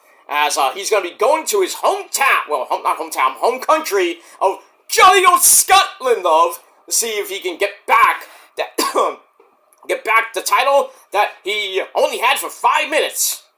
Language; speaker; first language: English; native; English